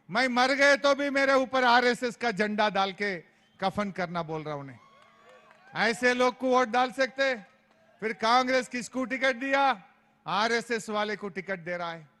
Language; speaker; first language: Hindi; non-native, local second language; Telugu